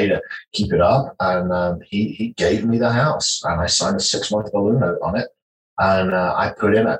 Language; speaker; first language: English; native; English